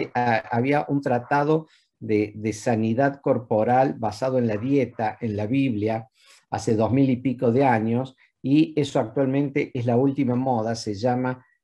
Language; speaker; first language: Spanish; native; Spanish